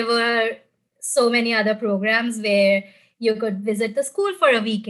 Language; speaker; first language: English; non-native, local second language; Gujarati